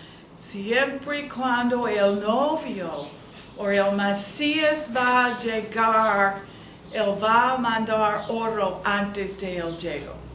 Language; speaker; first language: Spanish; non-native, learner; English